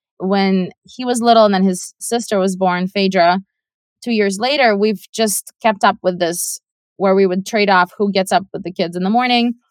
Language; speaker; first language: English; non-native, fluent; Russian